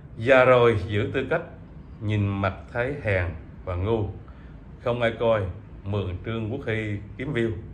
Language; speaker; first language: Vietnamese; native; Vietnamese